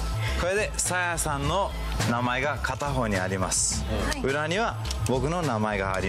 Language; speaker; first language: Japanese; early bilingual, heritage; English